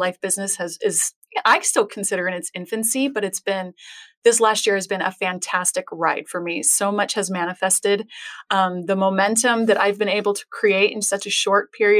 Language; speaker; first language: English; native; English